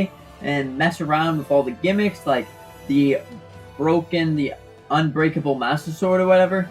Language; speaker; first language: English; native; English